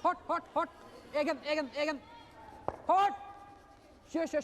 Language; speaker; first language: Swedish; native; Swedish